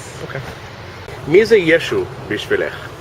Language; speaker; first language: Hebrew; non-native, fluent; English